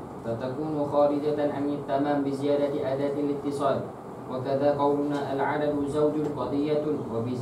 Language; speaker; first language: Arabic; non-native, learner; Malay